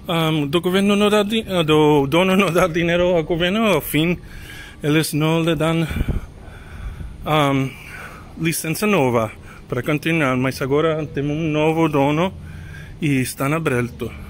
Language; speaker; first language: Portuguese; non-native, learner; English